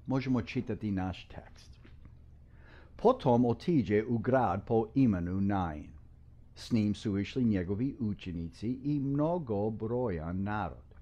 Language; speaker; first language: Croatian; non-native, fluent; English